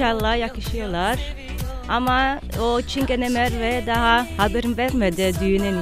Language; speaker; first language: Turkish; non-native, learner; German